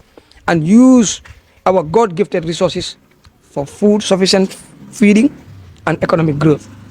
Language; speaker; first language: English; non-native, local second language; Fula